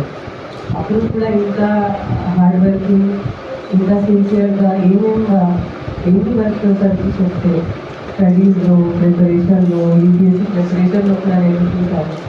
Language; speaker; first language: Telugu; non-native, fluent; Hindi